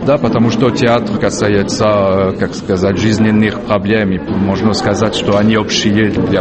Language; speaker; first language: Russian; non-native, fluent; French